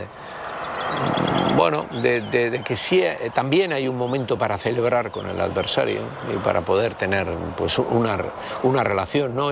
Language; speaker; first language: Spanish; native; Spanish